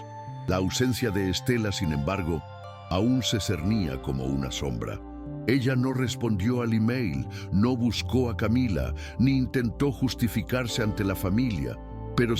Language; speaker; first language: Spanish; native; Spanish